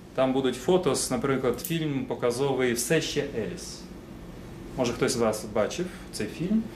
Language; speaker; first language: Ukrainian; non-native, local second language; Russian